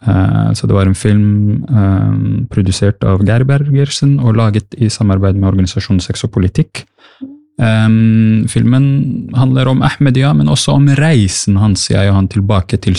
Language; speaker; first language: Norwegian; early bilingual, other home language; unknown